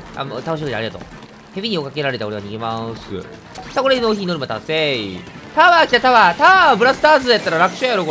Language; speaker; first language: Japanese; native; Japanese